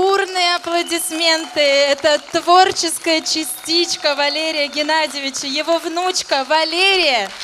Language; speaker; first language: Russian; native; Russian